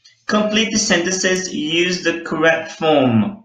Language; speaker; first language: English; non-native, fluent; Portuguese